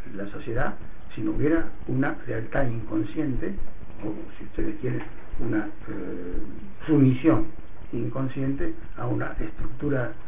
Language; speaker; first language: Spanish; native; Spanish